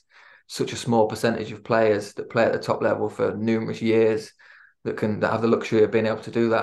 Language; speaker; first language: English; native; English